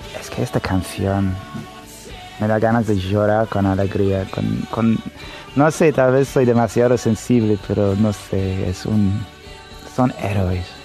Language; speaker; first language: Spanish; non-native, fluent; English